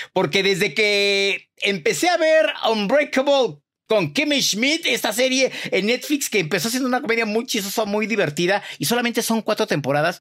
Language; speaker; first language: Spanish; native; Spanish